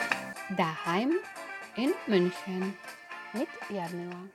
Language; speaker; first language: German; non-native, fluent; Slovak